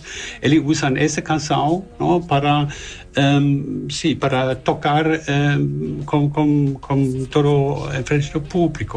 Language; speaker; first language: Portuguese; non-native, learner; German